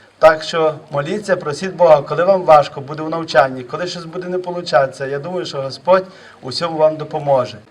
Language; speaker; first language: Ukrainian; native; Ukrainian